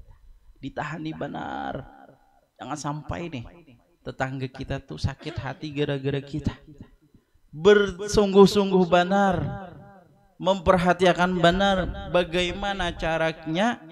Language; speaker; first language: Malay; non-native, local second language; Banjar